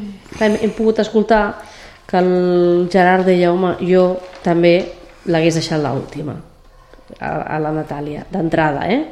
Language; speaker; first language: Catalan; native; Catalan